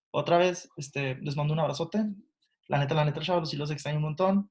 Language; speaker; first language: Spanish; early bilingual, heritage; Spanish